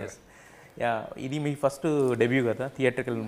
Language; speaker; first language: Telugu; native; Telugu